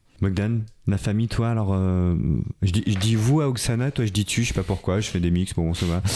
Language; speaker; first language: French; native; French